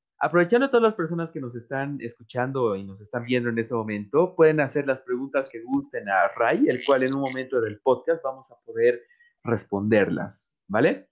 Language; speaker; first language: Spanish; native; Spanish